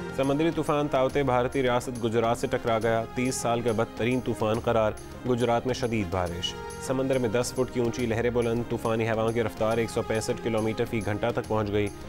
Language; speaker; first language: Urdu; native; Urdu